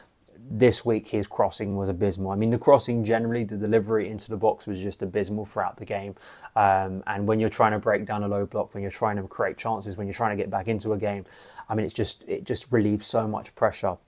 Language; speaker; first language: English; native; English